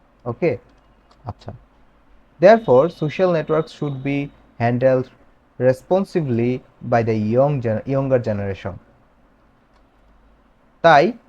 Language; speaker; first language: English; non-native, local second language; Bangla